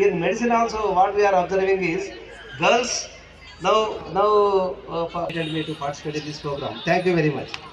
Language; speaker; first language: English; non-native, local second language; Telugu